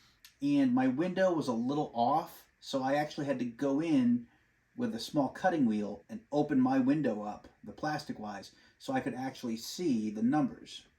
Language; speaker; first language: English; native; English